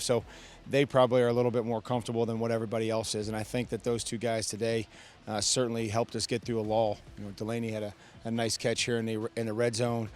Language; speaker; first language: English; native; English